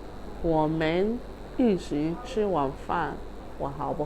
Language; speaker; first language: Chinese; non-native, learner; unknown